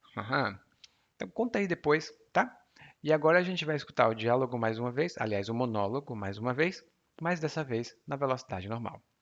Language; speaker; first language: Portuguese; native; Portuguese